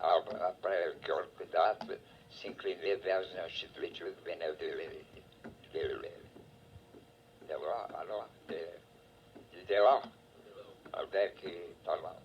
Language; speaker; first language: French; non-native, fluent; Portuguese